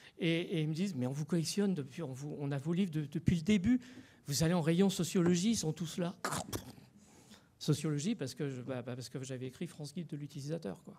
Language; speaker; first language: French; native; French